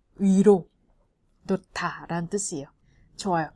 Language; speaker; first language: Korean; non-native, fluent; Vietnamese